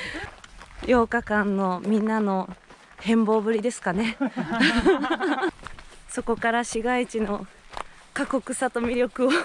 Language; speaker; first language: Japanese; native; Japanese